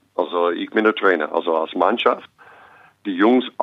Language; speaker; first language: German; non-native, fluent; English